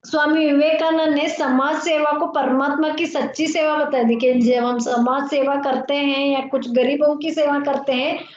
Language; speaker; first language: Hindi; non-native, local second language; Kannada